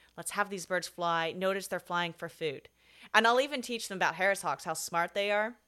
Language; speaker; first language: English; native; English